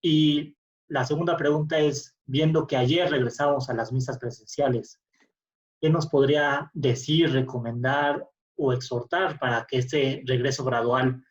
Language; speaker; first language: Spanish; native; Spanish